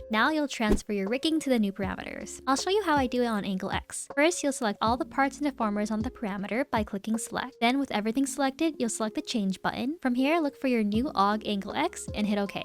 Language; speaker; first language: English; native; English